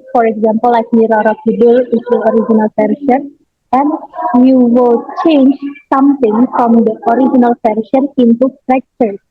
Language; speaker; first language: English; non-native, learner; Indonesian